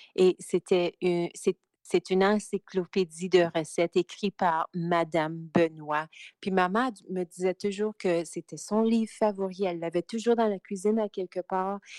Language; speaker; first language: French; native; French